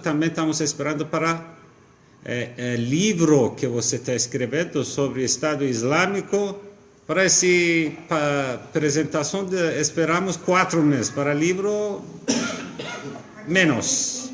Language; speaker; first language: Portuguese; non-native, fluent; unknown